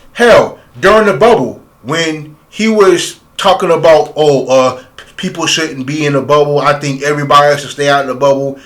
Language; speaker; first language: English; native; English